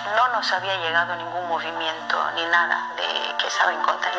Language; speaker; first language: Spanish; non-native, fluent; Somali